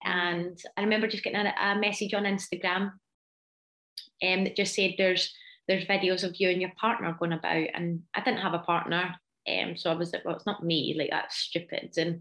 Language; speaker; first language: English; native; English